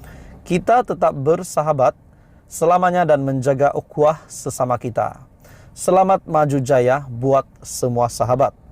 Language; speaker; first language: Malay; native; Malay